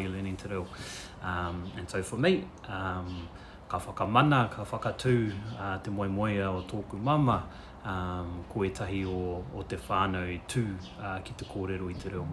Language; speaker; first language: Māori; non-native, local second language; English